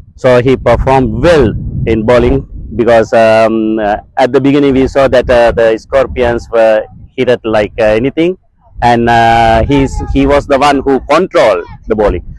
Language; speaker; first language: English; non-native, local second language; Sinhala